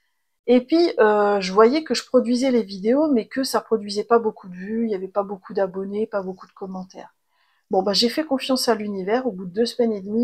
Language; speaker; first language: French; native; French